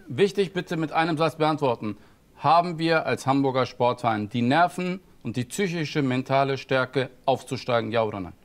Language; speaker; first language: German; native; German